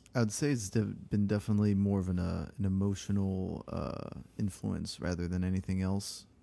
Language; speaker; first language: English; early bilingual, other home language; French